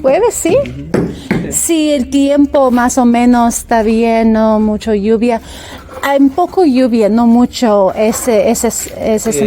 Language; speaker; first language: Spanish; non-native, learner; English